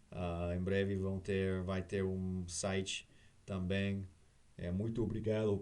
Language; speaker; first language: Portuguese; non-native, learner; English